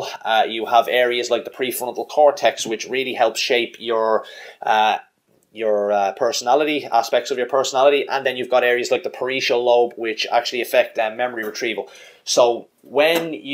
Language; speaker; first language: English; native; English